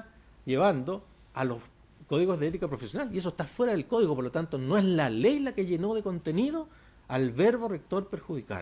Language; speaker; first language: Spanish; native; Spanish